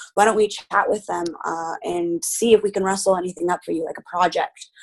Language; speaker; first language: English; early bilingual, other home language; Spanish